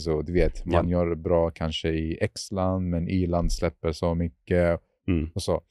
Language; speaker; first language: Swedish; non-native, fluent; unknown